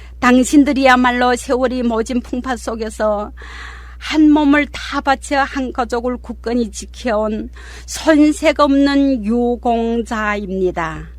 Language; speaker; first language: Korean; native; Korean